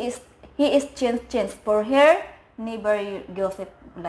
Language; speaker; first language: English; non-native, learner; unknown